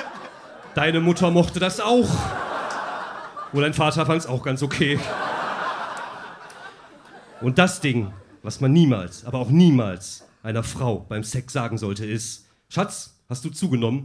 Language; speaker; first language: German; native; German